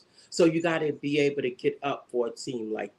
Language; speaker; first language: English; native; English